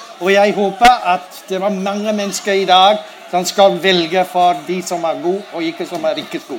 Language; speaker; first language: Norwegian; non-native, learner; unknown